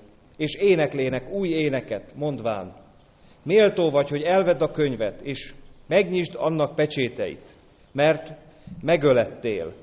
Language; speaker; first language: Hungarian; native; Hungarian